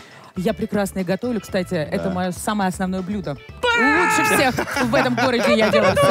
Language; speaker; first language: Russian; native; Russian